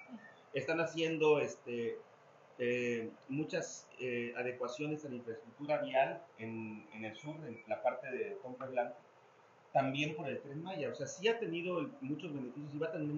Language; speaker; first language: Spanish; native; Spanish